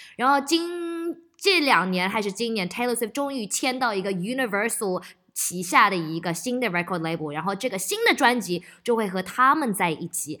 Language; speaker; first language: Chinese; early bilingual, heritage; Chinese